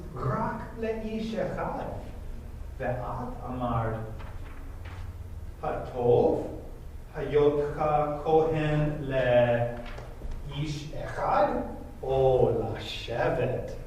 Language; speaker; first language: Hebrew; non-native, fluent; English